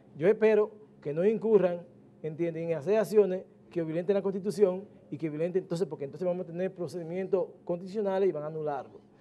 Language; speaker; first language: Spanish; native; Spanish